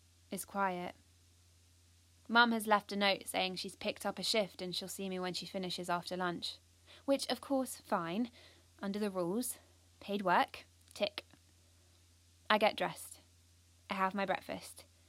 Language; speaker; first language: English; native; English